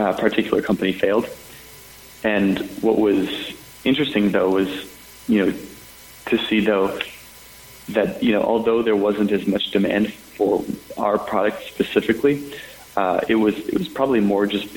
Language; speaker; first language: English; native; English